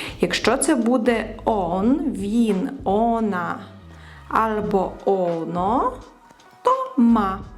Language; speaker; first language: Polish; non-native, fluent; Ukrainian